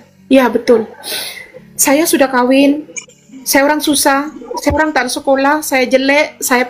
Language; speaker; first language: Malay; non-native, local second language; Madurese